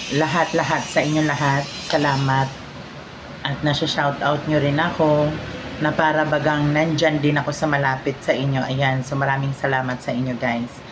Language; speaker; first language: Filipino; non-native, local second language; Cebuano